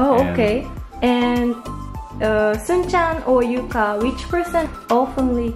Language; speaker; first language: English; non-native, learner; Japanese